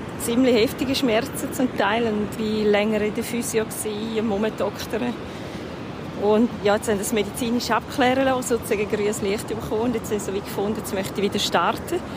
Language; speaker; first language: German; native; German